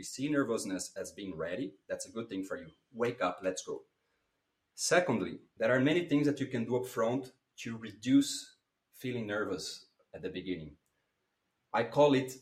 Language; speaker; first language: English; non-native, fluent; Portuguese